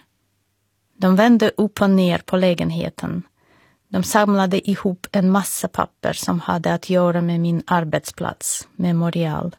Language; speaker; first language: Swedish; non-native, fluent; Russian